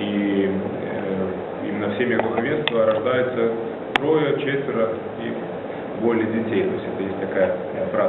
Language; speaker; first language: Russian; native; Russian